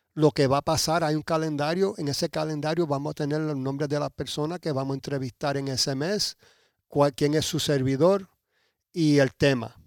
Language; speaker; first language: Spanish; early bilingual, heritage; Spanish